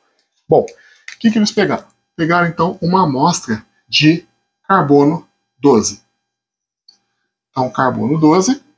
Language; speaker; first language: Portuguese; native; Portuguese